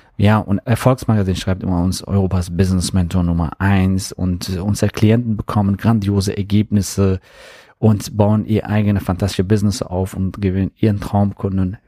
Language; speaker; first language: German; non-native, fluent; Persian